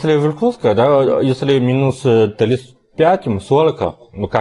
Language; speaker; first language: Russian; non-native, learner; Chinese